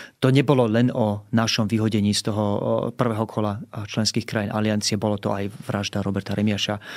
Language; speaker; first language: Slovak; native; Slovak